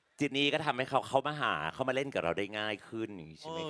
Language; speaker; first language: Thai; native; Thai